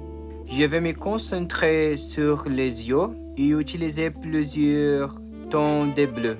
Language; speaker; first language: French; non-native, learner; Portuguese